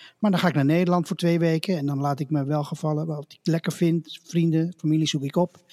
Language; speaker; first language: Dutch; native; Dutch